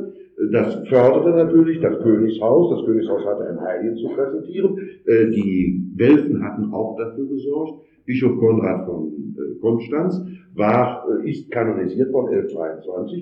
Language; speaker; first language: German; native; German